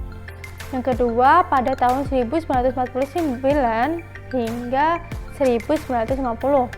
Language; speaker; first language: Indonesian; native; Indonesian